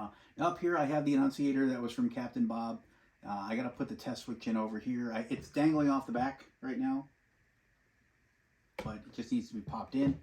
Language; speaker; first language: English; native; English